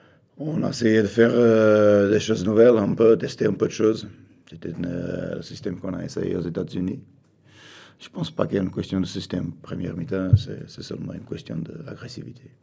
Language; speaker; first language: French; non-native, fluent; Portuguese